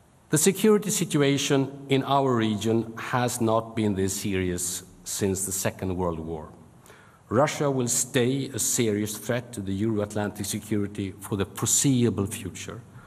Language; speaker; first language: English; non-native, fluent; Swedish